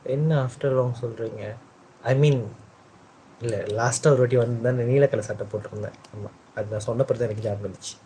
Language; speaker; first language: Tamil; early bilingual, heritage; Tamil